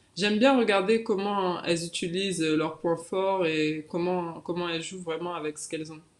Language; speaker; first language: French; native; French